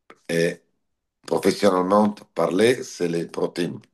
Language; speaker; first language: French; non-native, learner; Italian